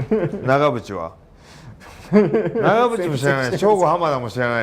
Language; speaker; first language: Japanese; native; Japanese